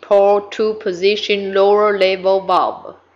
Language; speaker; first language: English; non-native, fluent; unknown